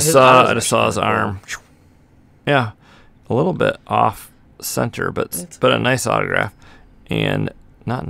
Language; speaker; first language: English; native; English